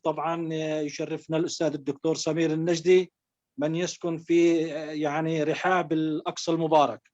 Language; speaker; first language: Arabic; native; Arabic